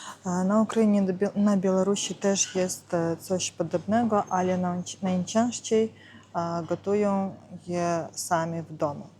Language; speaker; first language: Polish; non-native, learner; Ukrainian